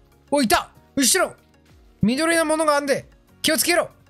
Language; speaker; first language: Japanese; non-native, fluent; English